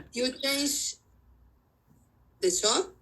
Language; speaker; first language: English; non-native, learner; Spanish